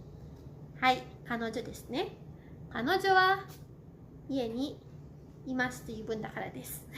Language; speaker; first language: Japanese; non-native, fluent; Cebuano